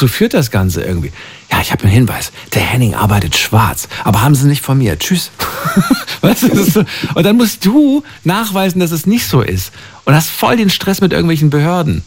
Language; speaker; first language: German; native; German